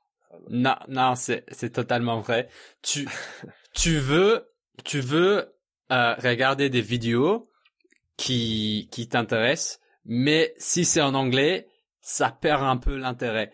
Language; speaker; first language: French; non-native, fluent; English